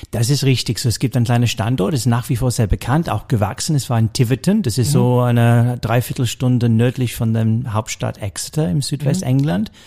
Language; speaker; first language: German; non-native, fluent; English